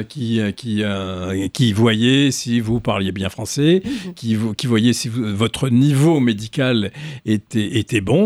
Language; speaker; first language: French; non-native, local second language; Arabic